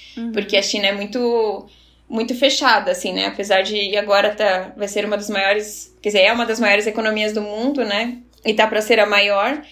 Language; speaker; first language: Portuguese; native; Portuguese